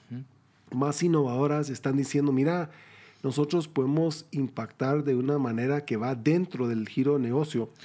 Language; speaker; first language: Spanish; early bilingual, heritage; Spanish